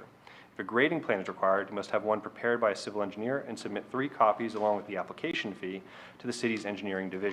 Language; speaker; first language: English; native; English